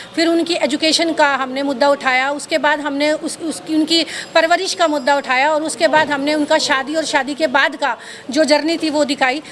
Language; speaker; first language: Hindi; native; Hindi